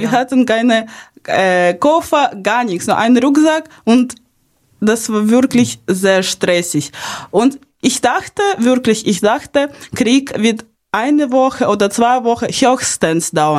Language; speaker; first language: German; non-native, fluent; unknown